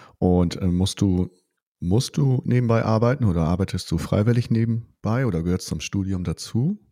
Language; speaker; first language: German; native; German